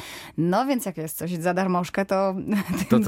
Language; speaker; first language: Polish; native; Polish